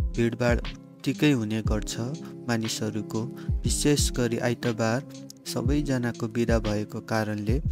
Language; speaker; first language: Nepali; native; Nepali